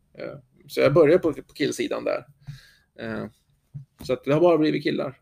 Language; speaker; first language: Swedish; native; Swedish